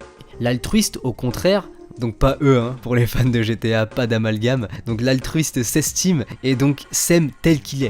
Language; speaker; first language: French; native; French